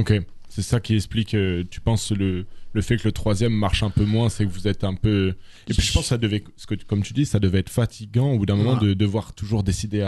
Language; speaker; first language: French; native; French